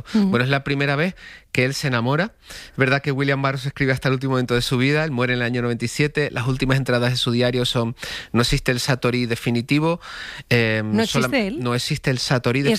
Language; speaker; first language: Spanish; native; Spanish